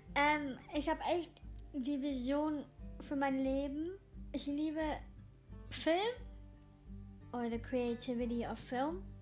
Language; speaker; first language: German; non-native, local second language; English